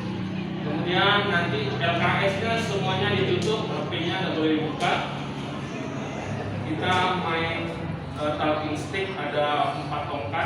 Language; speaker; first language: Indonesian; native; Indonesian